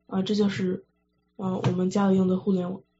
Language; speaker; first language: Chinese; early bilingual, heritage; Chinese